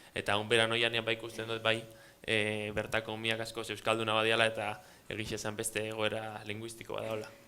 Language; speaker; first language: Basque; native; Basque